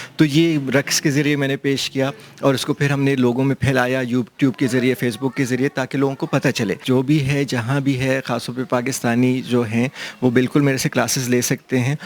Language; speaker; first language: Urdu; non-native, local second language; Pashto